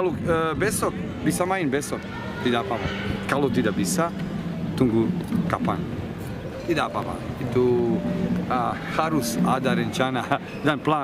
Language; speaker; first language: Indonesian; non-native, learner; Serbian